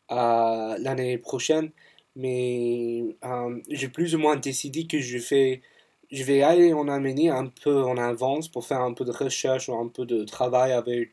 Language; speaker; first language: French; non-native, fluent; English